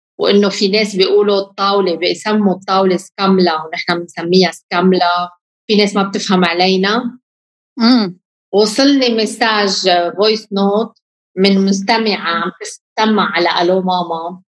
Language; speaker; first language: Arabic; native; Arabic